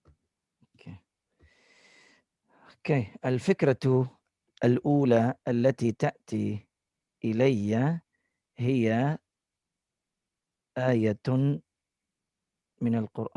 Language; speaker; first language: Arabic; non-native, fluent; English